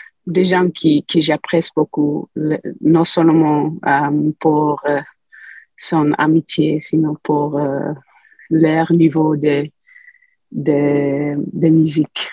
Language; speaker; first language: French; non-native, fluent; English